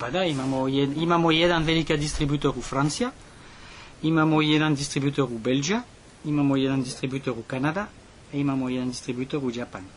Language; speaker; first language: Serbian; non-native, learner; French